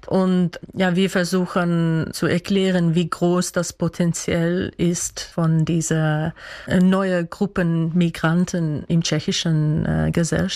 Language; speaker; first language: German; non-native, fluent; Dutch